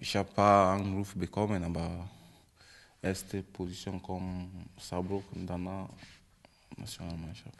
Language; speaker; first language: German; non-native, learner; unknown